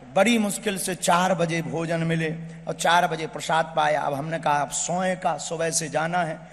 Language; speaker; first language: Hindi; native; Hindi